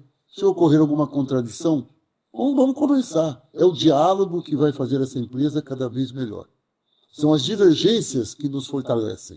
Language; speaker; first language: Portuguese; native; Portuguese